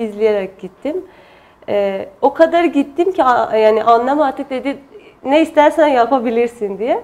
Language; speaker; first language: Turkish; non-native, fluent; Persian